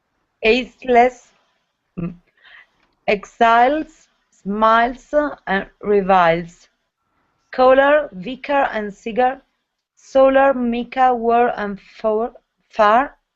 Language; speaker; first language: English; non-native, learner; Italian